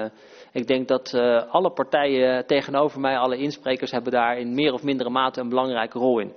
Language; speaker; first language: Dutch; native; Dutch